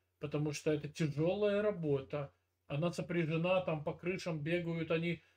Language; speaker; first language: Russian; native; Russian